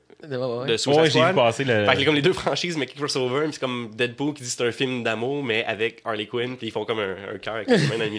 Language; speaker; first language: French; native; French